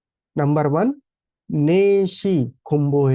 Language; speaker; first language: Korean; non-native, fluent; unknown